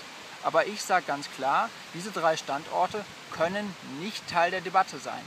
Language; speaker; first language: German; native; German